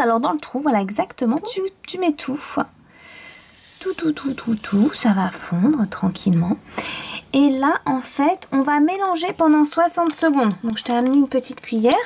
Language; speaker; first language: French; native; French